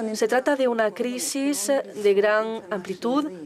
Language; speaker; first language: Spanish; non-native, fluent; Turkish